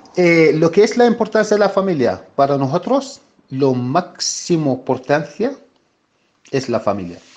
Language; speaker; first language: Spanish; non-native, fluent; Arabic